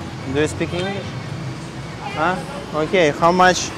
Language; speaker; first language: English; non-native, learner; Russian